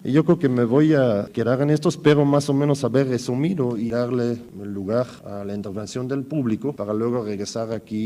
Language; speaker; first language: Spanish; native; Spanish